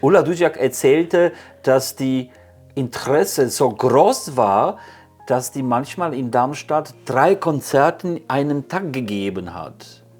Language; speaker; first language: German; non-native, fluent; Polish